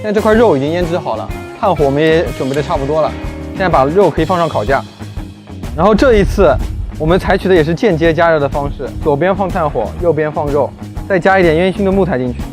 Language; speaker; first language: Chinese; native; Chinese